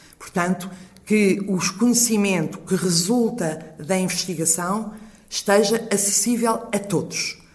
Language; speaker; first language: Portuguese; native; Portuguese